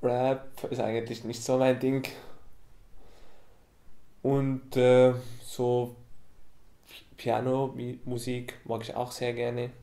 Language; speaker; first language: German; non-native, fluent; Arabic